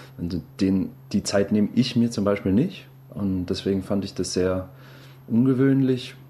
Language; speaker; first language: German; native; German